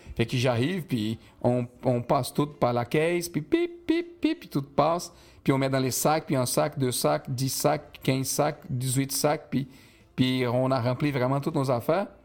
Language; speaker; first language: French; non-native, fluent; Portuguese